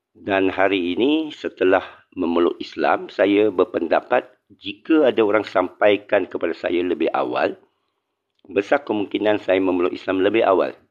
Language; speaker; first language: Malay; non-native, local second language; Chinese